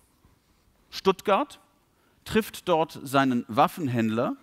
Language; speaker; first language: German; native; German